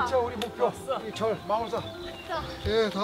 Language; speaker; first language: Korean; native; Korean